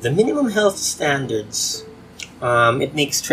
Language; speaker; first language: English; non-native, local second language; Filipino